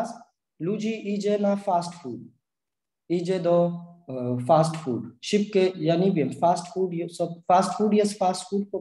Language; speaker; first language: Polish; non-native, learner; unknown